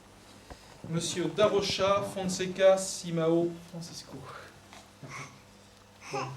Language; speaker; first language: French; native; French